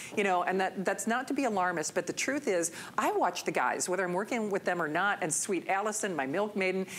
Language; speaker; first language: English; native; English